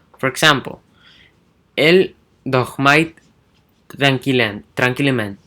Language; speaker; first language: French; non-native, learner; English